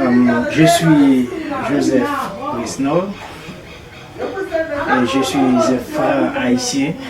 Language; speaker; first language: French; non-native, local second language; Haitian Creole